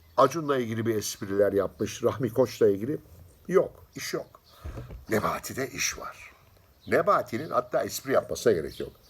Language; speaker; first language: Turkish; native; Turkish